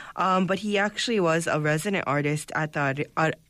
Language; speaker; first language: English; native; English